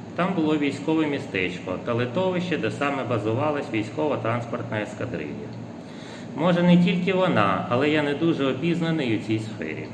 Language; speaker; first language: Ukrainian; non-native, local second language; Russian